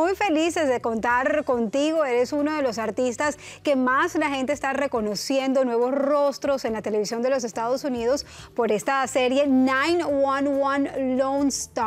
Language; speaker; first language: Spanish; native; Spanish